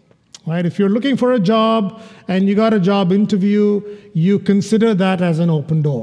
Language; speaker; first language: English; non-native, local second language; Malayalam